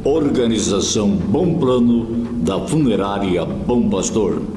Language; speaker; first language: Portuguese; native; Portuguese